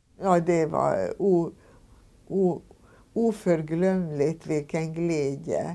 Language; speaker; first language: Swedish; non-native, fluent; Hungarian